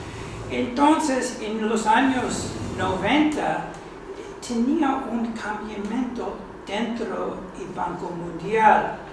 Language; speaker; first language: Spanish; non-native, fluent; English